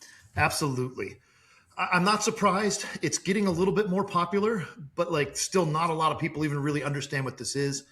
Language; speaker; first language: English; native; English